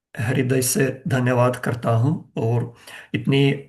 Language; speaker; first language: Hindi; non-native, fluent; Ukrainian